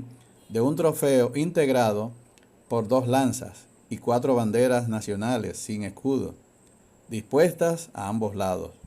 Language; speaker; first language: Spanish; native; Spanish